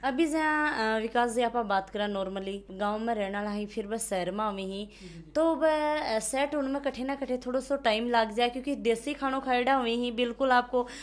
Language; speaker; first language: Hindi; native; Hindi